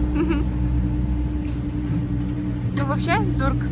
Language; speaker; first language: Russian; non-native, learner; Mongolian